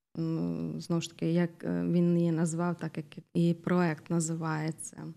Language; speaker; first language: Ukrainian; native; Ukrainian